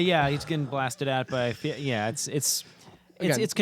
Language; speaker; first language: English; native; English